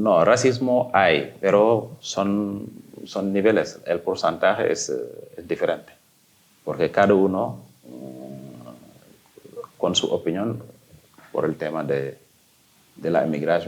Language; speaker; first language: Spanish; non-native, fluent; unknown